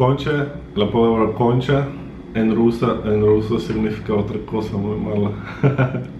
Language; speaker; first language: Spanish; non-native, fluent; Russian